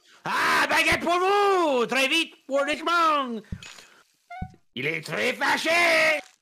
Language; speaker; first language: French; non-native, learner; English